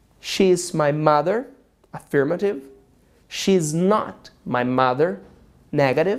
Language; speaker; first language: English; non-native, fluent; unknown